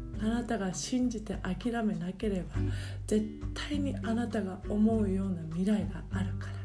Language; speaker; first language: Japanese; native; Japanese